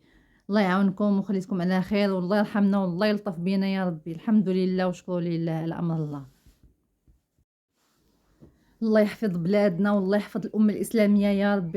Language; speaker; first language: Arabic; native; Arabic